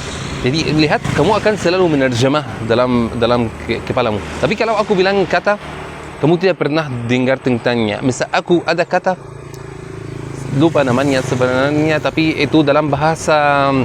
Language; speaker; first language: Indonesian; non-native, fluent; Arabic